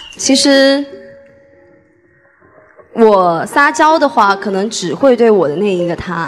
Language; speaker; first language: Chinese; native; Chinese